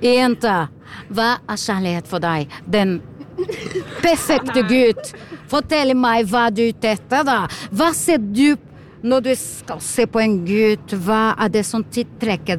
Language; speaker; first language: Norwegian; non-native, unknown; Portuguese